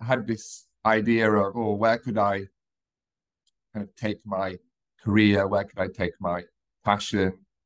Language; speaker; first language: English; native; English